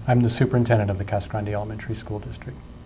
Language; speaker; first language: English; native; English